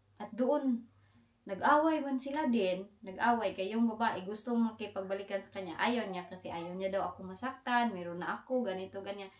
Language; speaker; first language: Filipino; non-native, local second language; Cebuano